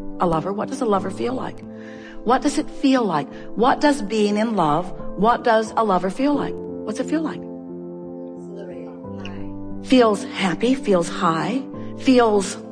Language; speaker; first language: English; native; English